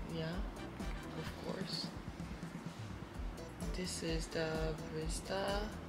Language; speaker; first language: English; non-native, learner; Japanese